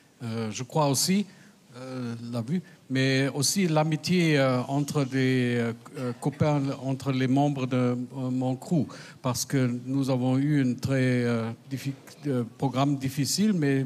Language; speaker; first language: French; non-native, fluent; German